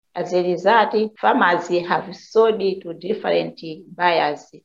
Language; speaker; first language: English; non-native, local second language; Nyanja